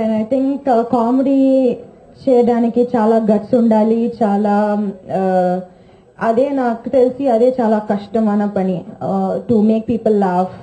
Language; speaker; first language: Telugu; non-native, fluent; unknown